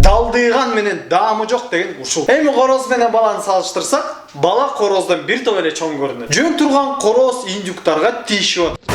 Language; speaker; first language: Kyrgyz; native; Kyrgyz